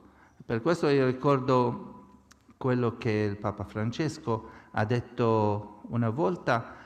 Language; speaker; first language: Italian; non-native, fluent; Arabic